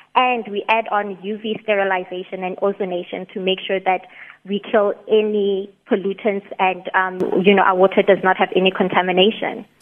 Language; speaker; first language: English; non-native, local second language; Tswana